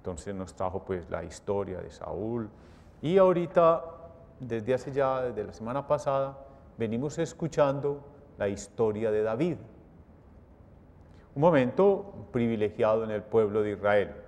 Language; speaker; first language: Spanish; native; Spanish